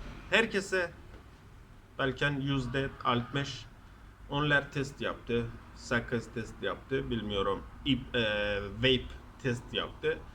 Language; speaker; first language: Turkish; non-native, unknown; Persian